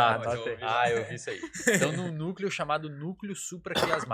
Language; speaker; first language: Portuguese; native; Portuguese